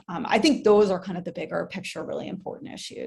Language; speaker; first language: English; native; English